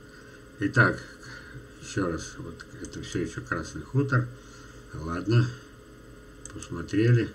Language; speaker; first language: Russian; native; Russian